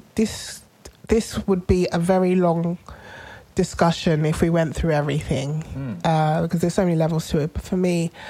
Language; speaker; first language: English; native; English